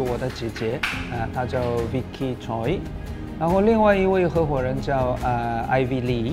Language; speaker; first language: Chinese; non-native, fluent; Korean